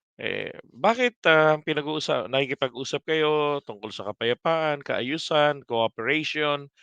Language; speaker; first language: Filipino; native; Filipino